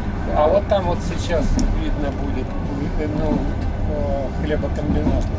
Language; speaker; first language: Russian; native; Russian